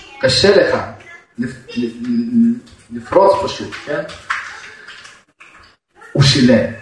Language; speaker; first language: Hebrew; non-native, fluent; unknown